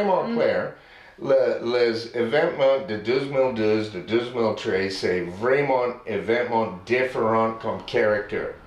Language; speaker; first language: French; non-native, learner; English